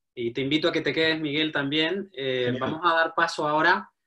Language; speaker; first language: Spanish; native; Spanish